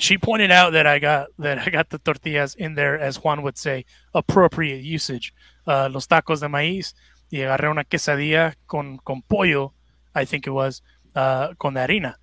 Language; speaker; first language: English; early bilingual, other home language; Spanish